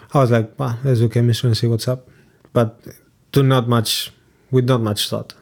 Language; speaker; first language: English; non-native, fluent; Spanish